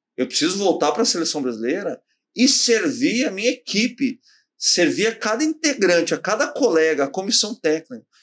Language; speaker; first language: Portuguese; native; Portuguese